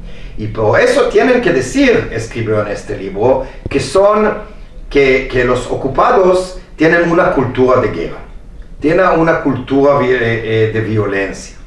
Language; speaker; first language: Spanish; non-native, fluent; Hebrew